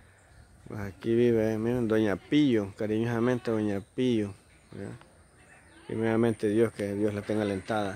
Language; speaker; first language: Spanish; native; Spanish